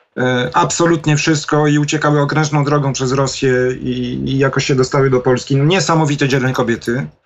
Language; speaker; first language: Polish; native; Polish